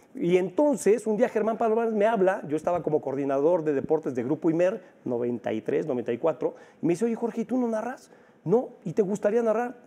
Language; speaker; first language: Spanish; native; Spanish